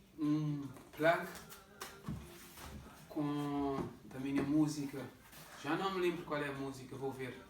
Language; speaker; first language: Portuguese; non-native, local second language; Kabuverdianu